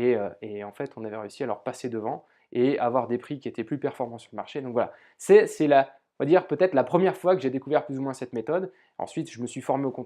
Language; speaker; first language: French; native; French